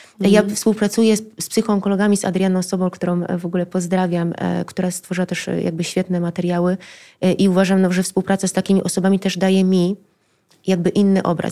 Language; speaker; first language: Polish; native; Polish